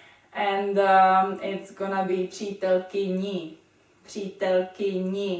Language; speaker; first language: Czech; non-native, fluent; English